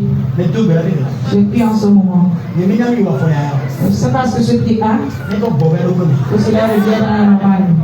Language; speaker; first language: French; non-native, local second language; Ewe